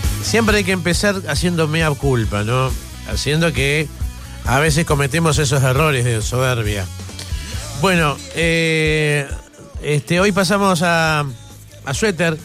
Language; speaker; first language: Spanish; native; Spanish